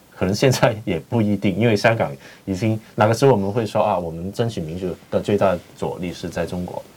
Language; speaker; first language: Chinese; non-native, fluent; Cantonese